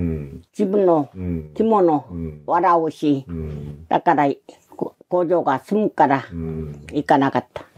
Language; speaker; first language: Japanese; non-native, learner; Korean